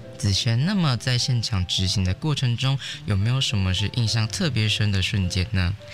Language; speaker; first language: Chinese; native; Chinese